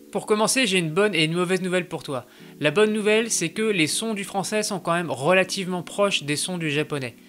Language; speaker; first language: French; native; French